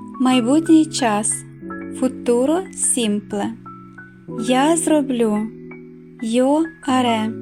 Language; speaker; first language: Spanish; non-native, fluent; Ukrainian